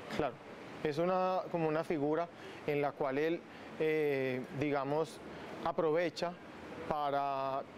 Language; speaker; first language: Spanish; non-native, local second language; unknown